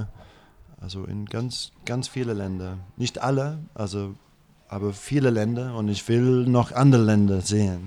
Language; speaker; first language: German; non-native, fluent; English